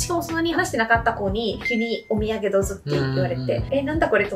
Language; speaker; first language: Japanese; non-native, fluent; Italian